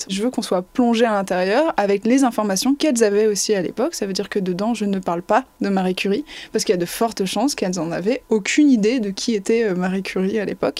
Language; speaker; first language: French; native; French